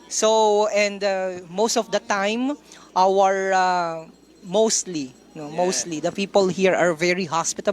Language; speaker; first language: English; non-native, local second language; Filipino